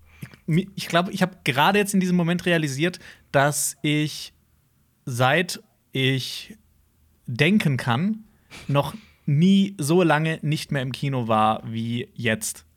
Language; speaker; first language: German; native; German